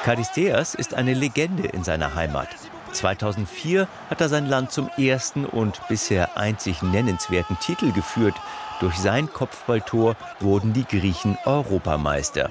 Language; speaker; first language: German; native; German